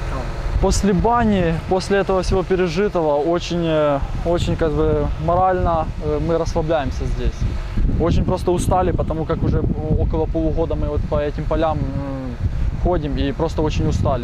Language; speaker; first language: Russian; native; Russian